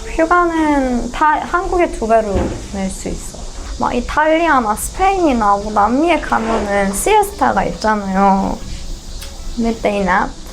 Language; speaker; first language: Korean; non-native, fluent; Persian